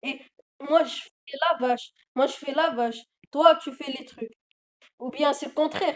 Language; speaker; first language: French; native; French